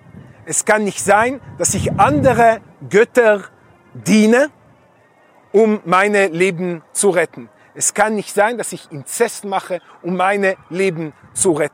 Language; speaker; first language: German; non-native, fluent; Hebrew